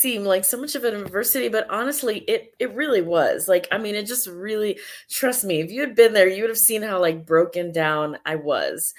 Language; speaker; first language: English; early bilingual, other home language; Spanish